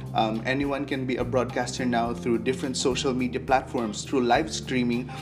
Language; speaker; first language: English; non-native, local second language; Cebuano